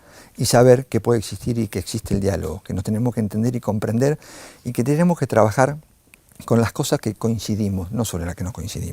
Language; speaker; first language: Spanish; native; Spanish